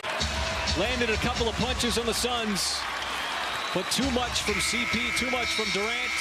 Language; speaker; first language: English; native; English